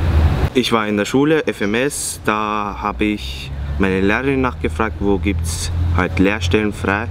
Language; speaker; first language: German; non-native, fluent; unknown